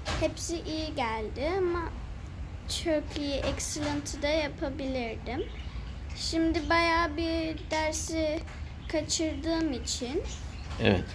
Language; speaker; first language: Turkish; early bilingual, heritage; Turkish